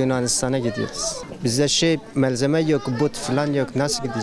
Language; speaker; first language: Turkish; non-native, learner; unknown